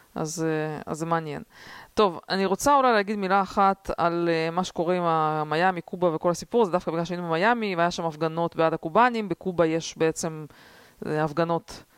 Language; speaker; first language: Hebrew; early bilingual, other home language; Russian